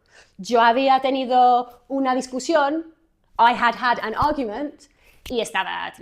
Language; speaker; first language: Spanish; non-native, fluent; English